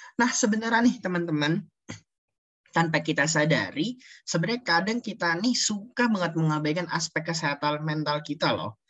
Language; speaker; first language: Indonesian; native; Indonesian